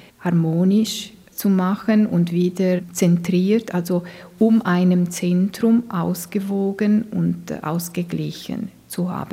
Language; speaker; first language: German; non-native, fluent; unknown